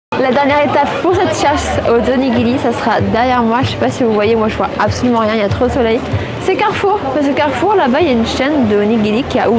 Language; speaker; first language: French; native; French